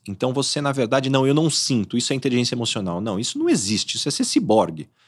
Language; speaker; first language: Portuguese; native; Portuguese